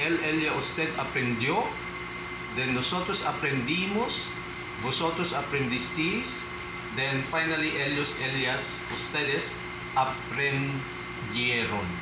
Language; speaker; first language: Spanish; non-native, fluent; Filipino